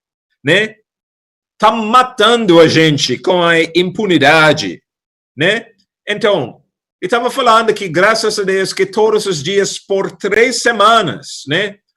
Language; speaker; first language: Portuguese; non-native, fluent; English